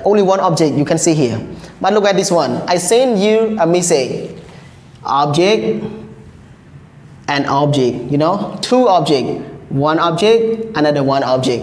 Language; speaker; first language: English; non-native, learner; Khmer